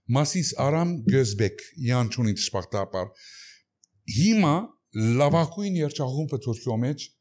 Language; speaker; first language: Armenian; early bilingual, heritage; Armenian